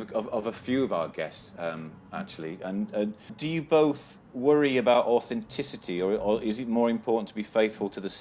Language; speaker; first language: English; native; English